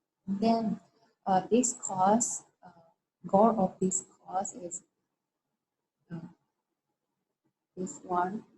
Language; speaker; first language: English; non-native, learner; Japanese